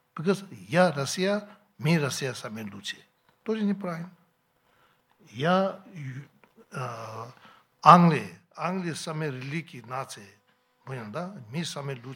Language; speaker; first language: Russian; non-native, learner; Tibetan